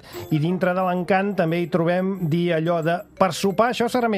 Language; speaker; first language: Catalan; native; Catalan